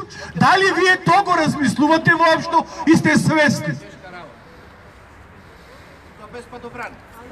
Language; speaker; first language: Macedonian; native; Macedonian